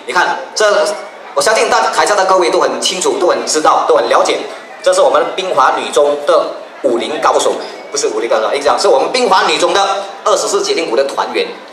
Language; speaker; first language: Chinese; native; Chinese